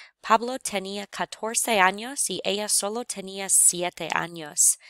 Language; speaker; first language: Spanish; non-native, fluent; English